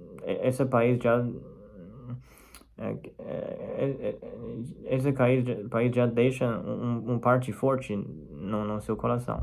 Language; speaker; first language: Portuguese; non-native, fluent; Chinese